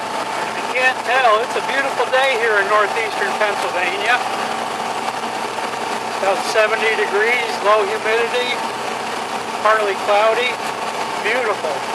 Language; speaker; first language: English; native; English